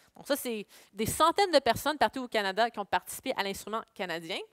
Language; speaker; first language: French; native; French